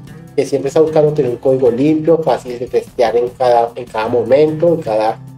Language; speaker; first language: Spanish; native; Spanish